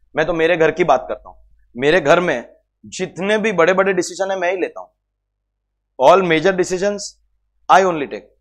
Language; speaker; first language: Hindi; native; Hindi